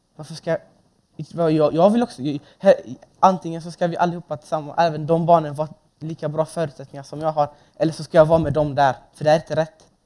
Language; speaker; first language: Swedish; early bilingual, other home language; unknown